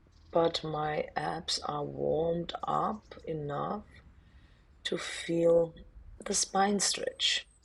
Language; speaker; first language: English; non-native, fluent; German